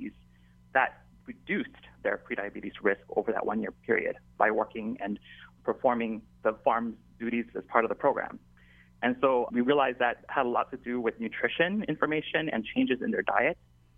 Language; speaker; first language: English; native; English